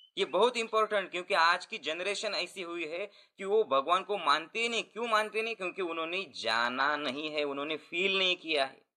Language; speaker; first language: Hindi; non-native, local second language; Marathi